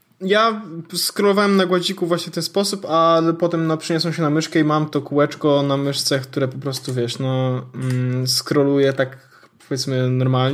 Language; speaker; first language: Polish; native; Polish